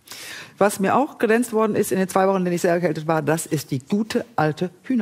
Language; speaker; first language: German; native; German